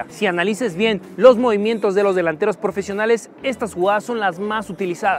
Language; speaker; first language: Spanish; native; Spanish